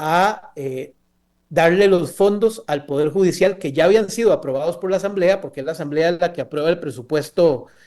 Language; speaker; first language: Spanish; native; Spanish